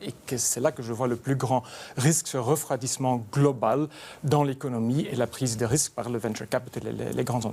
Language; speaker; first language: French; native; French